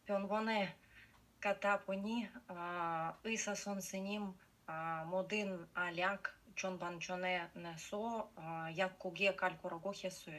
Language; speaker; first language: Korean; non-native, learner; Russian